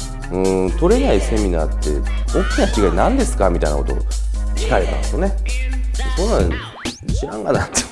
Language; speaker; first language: Japanese; native; Japanese